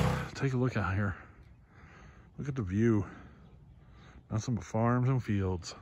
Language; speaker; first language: English; native; English